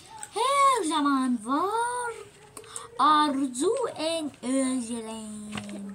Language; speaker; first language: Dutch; early bilingual, other home language; Turkish